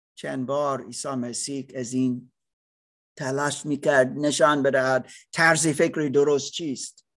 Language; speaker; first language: Persian; non-native, learner; English